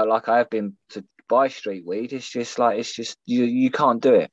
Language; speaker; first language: English; native; English